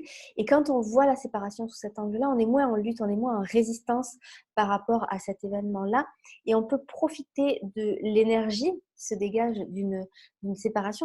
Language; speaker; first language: French; native; French